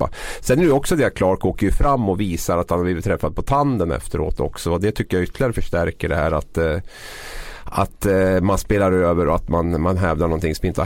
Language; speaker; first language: Swedish; native; Swedish